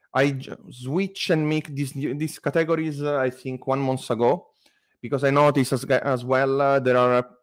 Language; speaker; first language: English; non-native, learner; Italian